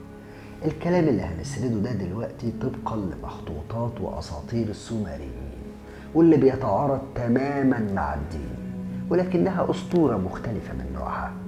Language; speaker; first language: Arabic; native; Arabic